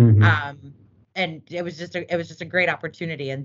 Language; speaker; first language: English; native; English